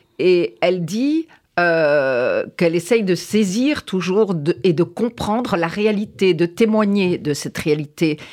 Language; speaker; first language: French; native; French